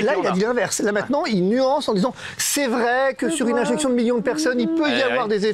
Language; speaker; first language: French; native; French